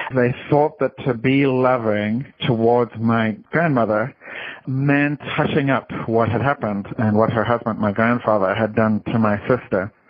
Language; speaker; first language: English; native; English